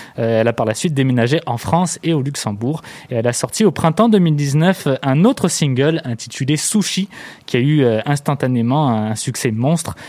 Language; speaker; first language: French; native; French